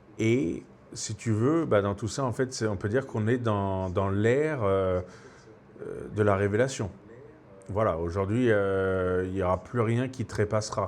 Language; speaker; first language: French; native; French